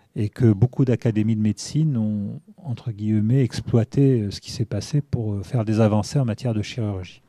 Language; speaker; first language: French; non-native, local second language; Arabic